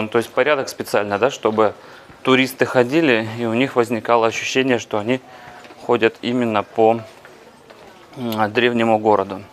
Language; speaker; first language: Russian; native; Russian